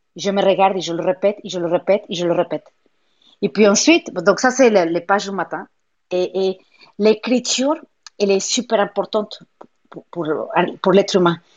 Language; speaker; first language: French; non-native, fluent; Spanish